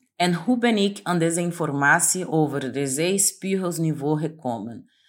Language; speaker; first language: Dutch; non-native, fluent; Portuguese